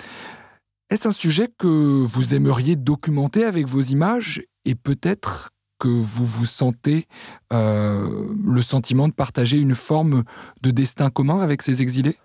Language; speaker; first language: French; native; French